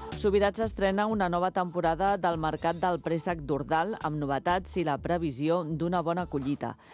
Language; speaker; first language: Catalan; native; Catalan